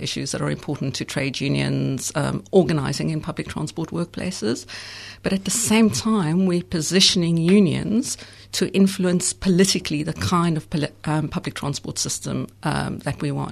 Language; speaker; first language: English; native; English